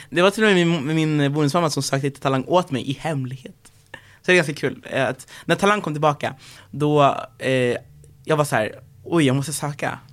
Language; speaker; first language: Swedish; early bilingual, other home language; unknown